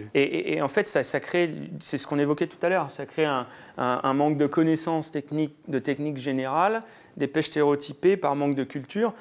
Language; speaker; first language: French; native; French